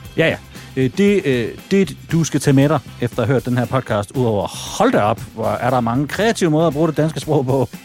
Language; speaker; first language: Danish; native; Danish